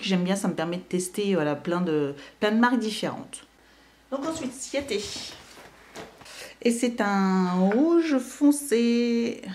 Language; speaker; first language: French; native; French